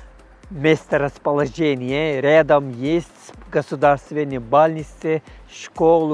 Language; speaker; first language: Russian; non-native, learner; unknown